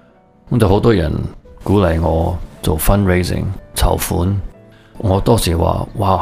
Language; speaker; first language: Cantonese; early bilingual, heritage; Cantonese